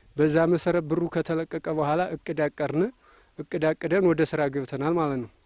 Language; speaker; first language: Amharic; native; Amharic